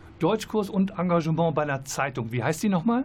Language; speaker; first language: German; native; German